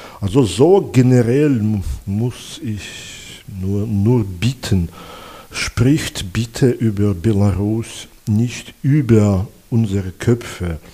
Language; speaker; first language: German; non-native, fluent; Belarusian